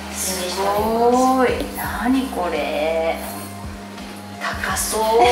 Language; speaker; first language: Japanese; native; Japanese